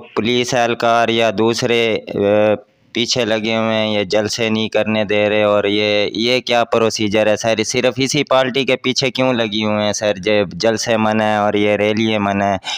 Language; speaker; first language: Urdu; non-native, local second language; Saraiki